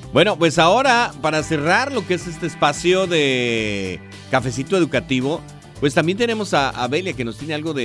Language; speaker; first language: Spanish; native; Spanish